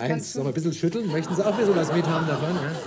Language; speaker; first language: German; native; German